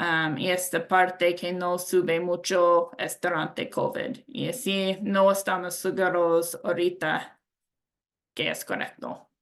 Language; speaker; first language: Spanish; non-native, learner; English